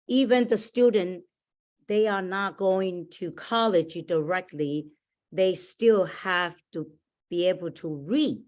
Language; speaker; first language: English; non-native, learner; Chinese